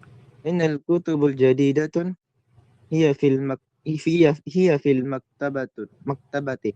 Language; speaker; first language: Arabic; non-native, learner; Filipino